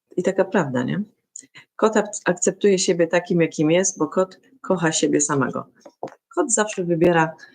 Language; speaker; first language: Polish; native; Polish